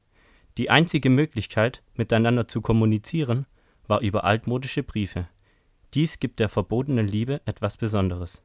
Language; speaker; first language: German; native; German